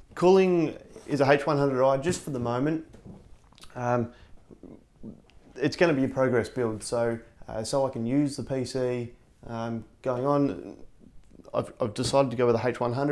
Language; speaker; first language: English; native; English